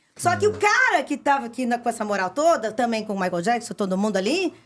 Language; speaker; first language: Portuguese; early bilingual, other home language; Italian